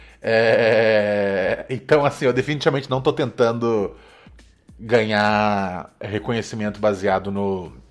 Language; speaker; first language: Portuguese; native; Portuguese